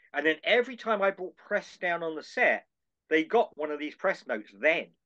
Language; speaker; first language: English; native; English